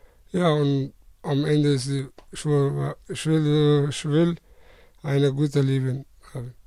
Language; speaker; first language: German; non-native, learner; Persian